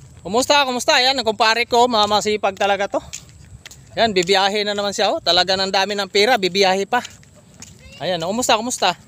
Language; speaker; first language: Filipino; native; Filipino